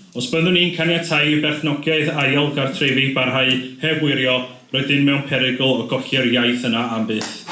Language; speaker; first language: Welsh; native; Welsh